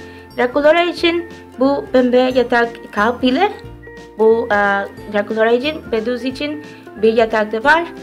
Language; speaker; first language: Turkish; early bilingual, heritage; Turkish